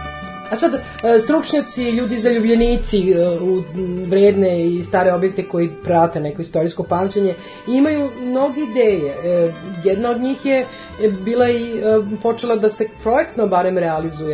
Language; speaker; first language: Serbian; native; Serbian